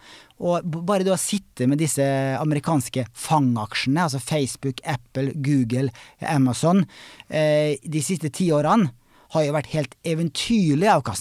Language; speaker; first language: Norwegian; native; Norwegian